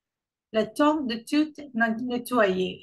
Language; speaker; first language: French; non-native, fluent; Sinhala